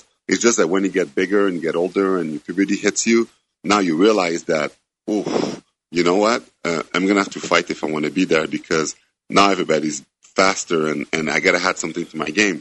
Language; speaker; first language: English; non-native, fluent; French